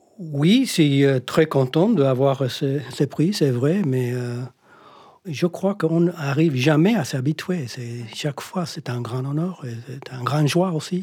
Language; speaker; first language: French; non-native, fluent; English